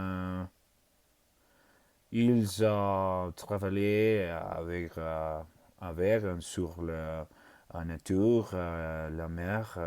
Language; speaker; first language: French; non-native, learner; Spanish